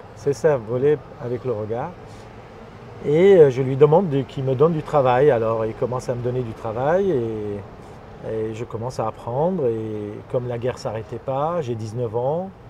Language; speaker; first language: French; non-native, fluent; Armenian